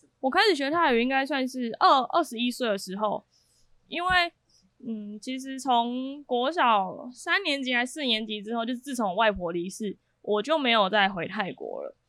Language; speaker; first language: Chinese; native; Chinese